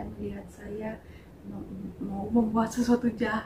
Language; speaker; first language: Indonesian; non-native, fluent; Russian